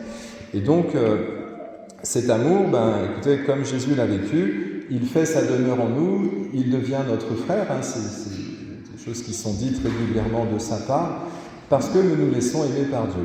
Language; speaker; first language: French; native; French